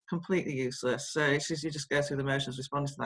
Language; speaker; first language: English; native; English